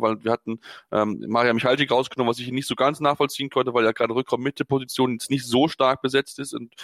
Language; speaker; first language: German; native; German